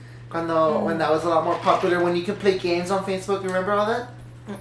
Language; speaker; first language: English; early bilingual, other home language; Spanish